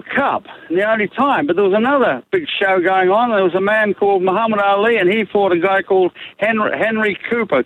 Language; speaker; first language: English; native; English